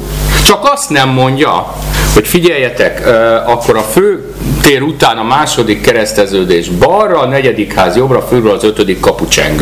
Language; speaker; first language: Hungarian; native; Hungarian